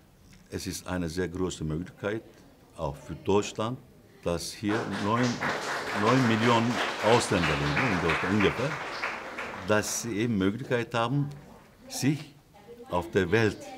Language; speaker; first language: German; non-native, fluent; Turkish